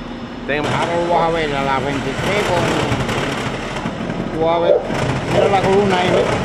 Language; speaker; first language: Spanish; native; Spanish